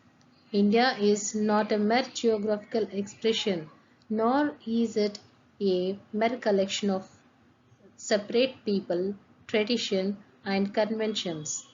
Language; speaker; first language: English; non-native, local second language; Telugu